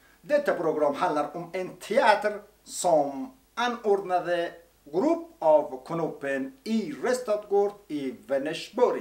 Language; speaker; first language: Swedish; non-native, learner; Persian